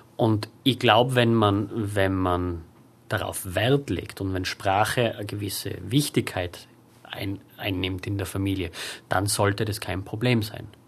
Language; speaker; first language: German; native; German